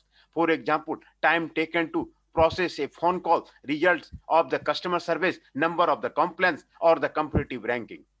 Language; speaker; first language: English; non-native, local second language; Hindi